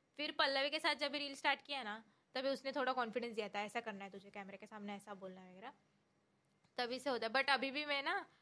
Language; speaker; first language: Hindi; non-native, local second language; Marathi